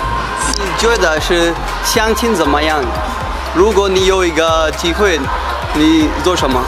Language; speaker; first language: Chinese; non-native, learner; Urdu